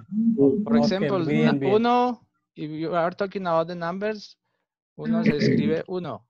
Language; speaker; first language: English; non-native, fluent; Spanish